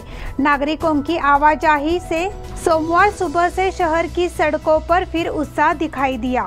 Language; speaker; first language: Hindi; non-native, local second language; Marathi